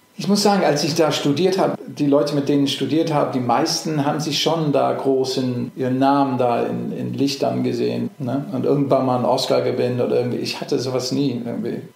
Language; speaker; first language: German; early bilingual, other home language; English